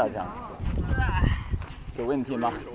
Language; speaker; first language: Chinese; non-native, learner; English